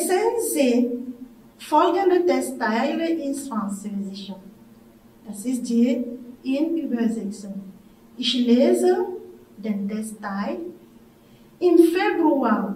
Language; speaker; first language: German; non-native, fluent; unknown